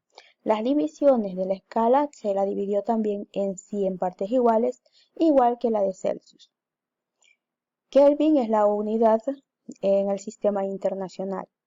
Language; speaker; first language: Spanish; native; Spanish